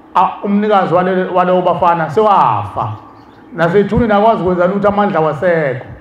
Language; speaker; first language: Zulu; native; Zulu